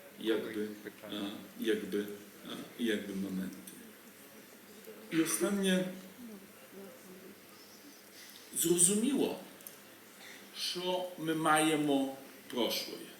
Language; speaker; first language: Polish; non-native, learner; Ukrainian